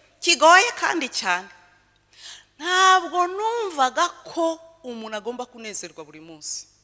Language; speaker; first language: Kinyarwanda; early bilingual, heritage; Kinyarwanda